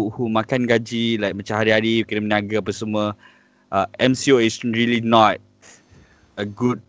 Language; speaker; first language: English; non-native, local second language; Malay